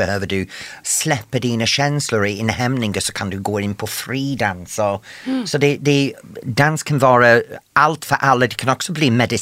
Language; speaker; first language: Swedish; non-native, fluent; English